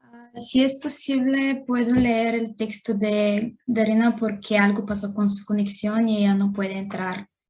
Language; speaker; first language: Spanish; non-native, fluent; Bulgarian